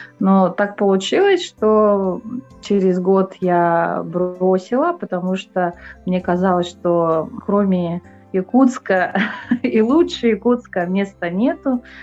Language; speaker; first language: Russian; non-native, local second language; Yakut